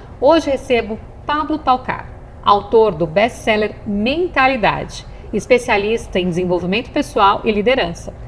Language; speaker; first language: Portuguese; native; Portuguese